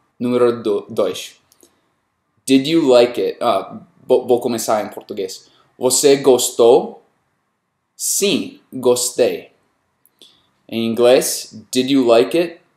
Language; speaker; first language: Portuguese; non-native, learner; English